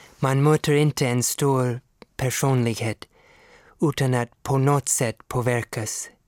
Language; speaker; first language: Swedish; non-native, fluent; English